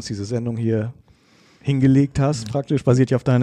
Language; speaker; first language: German; native; German